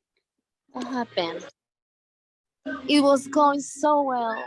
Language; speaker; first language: English; non-native, learner; Spanish